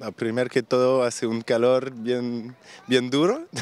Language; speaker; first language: Spanish; non-native, fluent; French